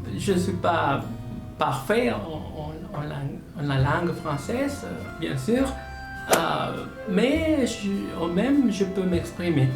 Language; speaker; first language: French; non-native, learner; Spanish